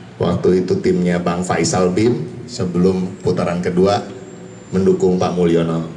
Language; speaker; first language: Indonesian; native; Indonesian